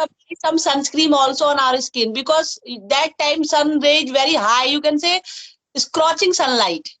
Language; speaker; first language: English; non-native, fluent; Hindi